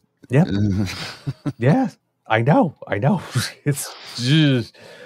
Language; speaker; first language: English; native; English